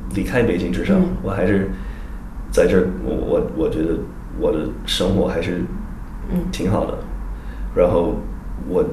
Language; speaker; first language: Chinese; non-native, fluent; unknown